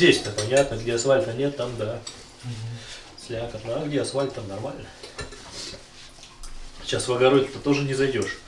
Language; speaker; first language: Russian; native; Russian